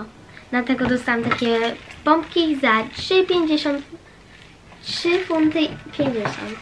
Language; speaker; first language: Polish; early bilingual, heritage; Polish